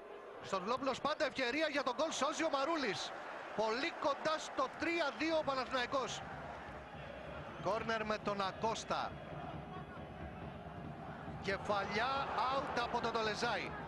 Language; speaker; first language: Greek; native; Greek